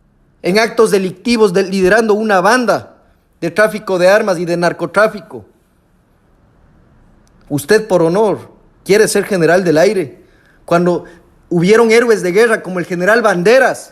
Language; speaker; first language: Spanish; native; Spanish